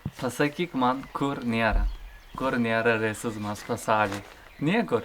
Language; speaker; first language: Lithuanian; non-native, fluent; Turkish